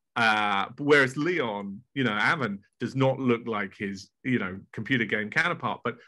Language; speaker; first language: English; native; English